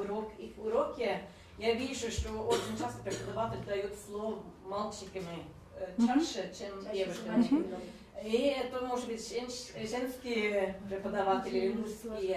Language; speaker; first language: Russian; non-native, learner; Norwegian